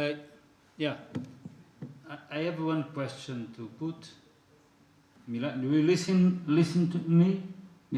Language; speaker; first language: English; non-native, fluent; Portuguese